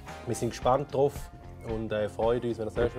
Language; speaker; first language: German; native; German